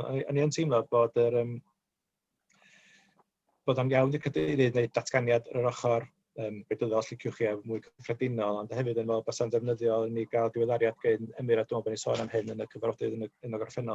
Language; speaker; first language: Welsh; native; Welsh